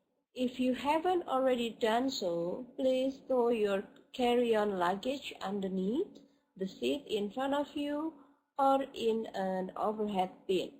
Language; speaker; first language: English; non-native, fluent; Indonesian